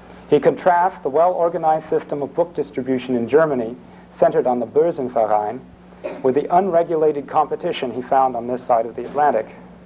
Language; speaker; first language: English; native; English